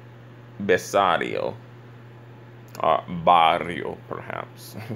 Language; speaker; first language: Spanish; non-native, learner; English